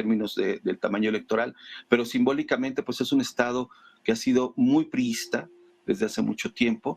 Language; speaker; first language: Spanish; native; Spanish